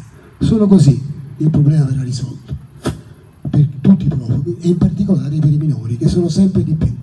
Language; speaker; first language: Italian; native; Italian